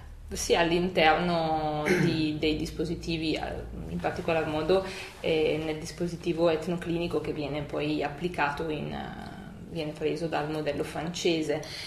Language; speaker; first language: Italian; native; Italian